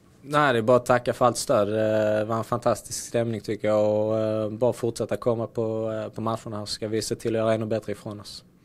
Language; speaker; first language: Swedish; native; Swedish